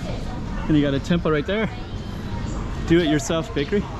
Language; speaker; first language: English; native; English